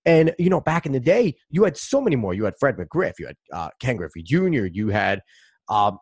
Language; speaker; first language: English; native; English